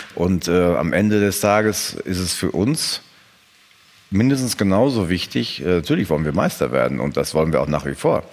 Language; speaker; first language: German; native; German